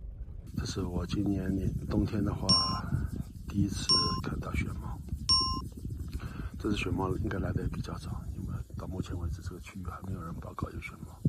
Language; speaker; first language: Chinese; native; Chinese